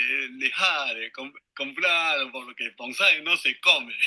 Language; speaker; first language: Spanish; non-native, learner; Chinese